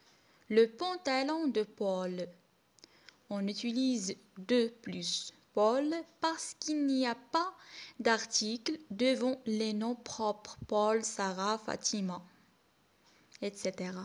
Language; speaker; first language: French; non-native, local second language; Arabic